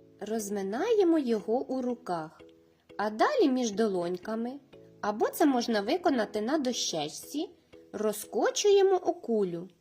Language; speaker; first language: Ukrainian; native; Ukrainian